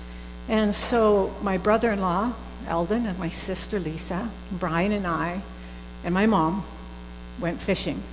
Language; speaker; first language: English; native; English